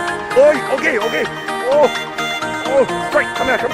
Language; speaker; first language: English; non-native, learner; Thai